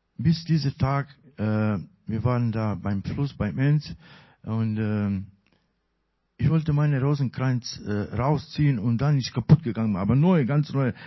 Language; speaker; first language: German; non-native, learner; Croatian